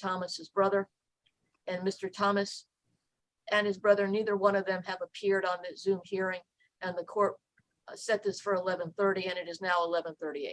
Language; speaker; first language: English; native; English